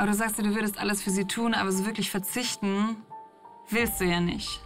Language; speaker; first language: German; native; German